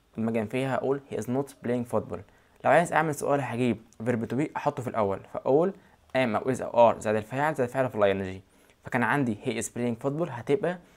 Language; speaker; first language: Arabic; native; Arabic